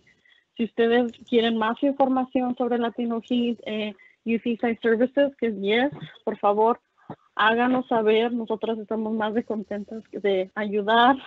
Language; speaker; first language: Spanish; early bilingual, heritage; Spanish